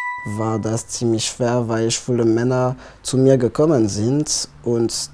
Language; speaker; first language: German; non-native, fluent; French